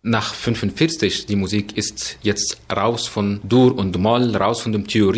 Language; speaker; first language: German; non-native, learner; Arabic